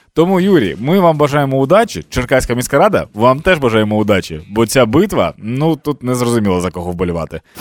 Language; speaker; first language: Ukrainian; non-native, local second language; Russian